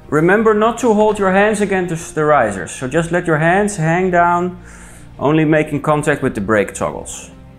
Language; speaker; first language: English; non-native, fluent; Dutch